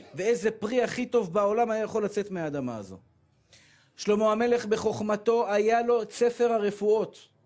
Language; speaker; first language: Hebrew; native; Hebrew